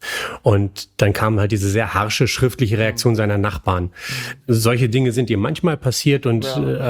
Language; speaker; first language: German; native; German